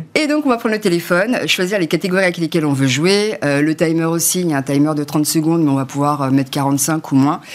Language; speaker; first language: French; native; French